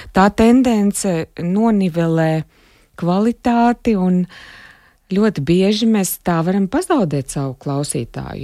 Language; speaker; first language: Latvian; native; Latvian